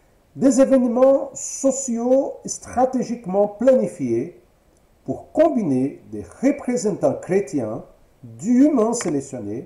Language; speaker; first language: French; non-native, fluent; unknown